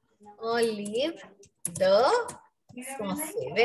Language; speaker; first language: French; non-native, fluent; Hindi